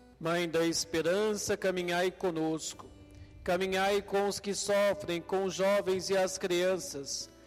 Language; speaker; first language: Portuguese; native; Portuguese